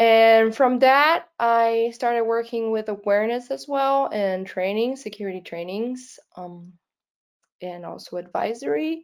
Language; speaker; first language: English; non-native, fluent; Portuguese